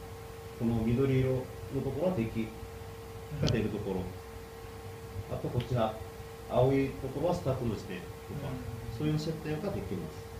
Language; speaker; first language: Japanese; non-native, fluent; Korean